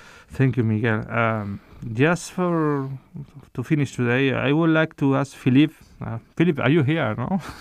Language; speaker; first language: English; non-native, fluent; Spanish